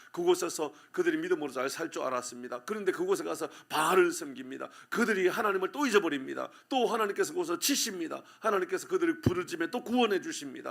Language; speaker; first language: Korean; native; Korean